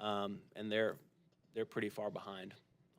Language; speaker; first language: English; native; English